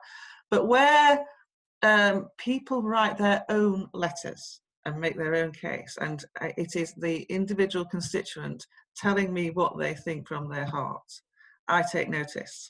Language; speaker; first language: English; native; English